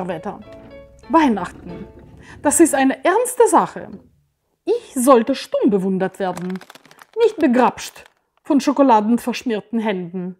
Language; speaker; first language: German; native; German